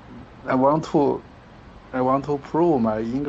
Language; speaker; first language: English; non-native, learner; Chinese